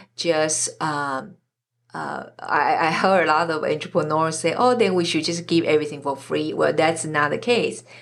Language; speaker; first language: English; non-native, fluent; Chinese